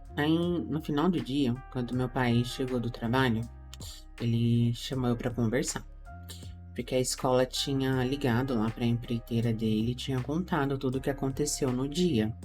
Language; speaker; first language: Portuguese; native; Portuguese